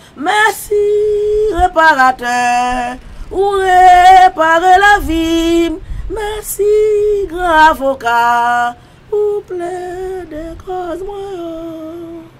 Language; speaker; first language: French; non-native, local second language; Haitian Creole